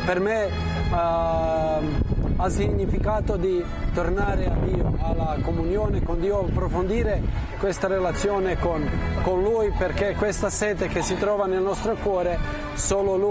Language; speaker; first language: Italian; non-native, fluent; Croatian